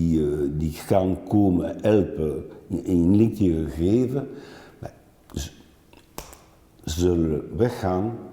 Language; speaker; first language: Dutch; non-native, local second language; French